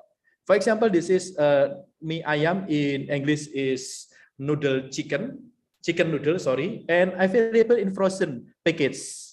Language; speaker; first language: English; non-native, learner; Indonesian